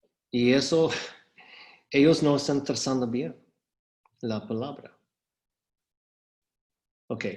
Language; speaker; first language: Spanish; non-native, fluent; English